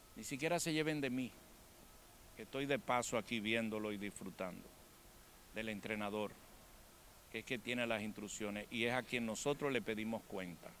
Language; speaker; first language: Spanish; native; Spanish